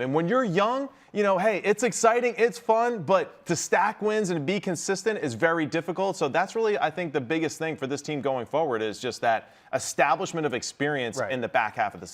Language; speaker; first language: English; native; English